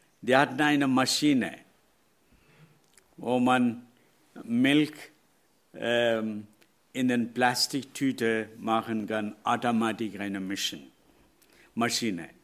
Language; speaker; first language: German; non-native, learner; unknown